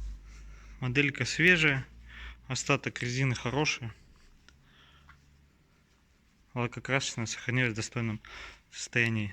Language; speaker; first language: Russian; native; Russian